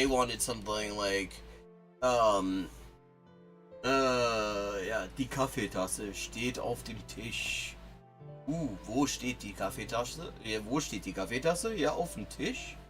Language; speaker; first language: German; non-native, fluent; English